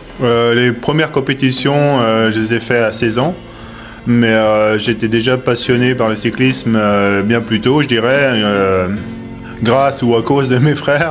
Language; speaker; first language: French; native; French